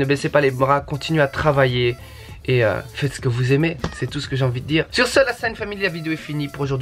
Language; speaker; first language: French; native; French